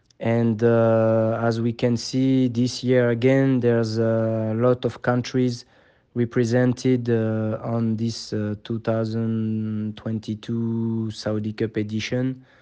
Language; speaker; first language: English; non-native, fluent; French